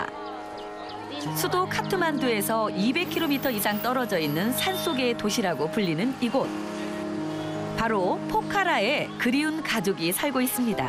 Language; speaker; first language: Korean; native; Korean